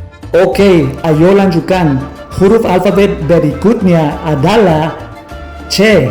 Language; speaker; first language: Indonesian; non-native, learner; Spanish